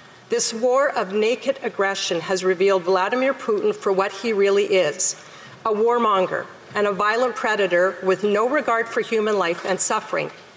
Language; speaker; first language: English; native; English